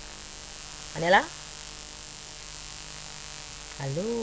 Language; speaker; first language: French; non-native, fluent; Yoruba